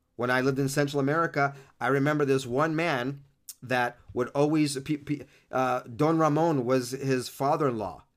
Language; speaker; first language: English; early bilingual, other home language; Spanish